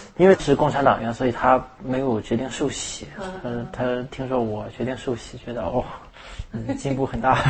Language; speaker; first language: Chinese; native; Chinese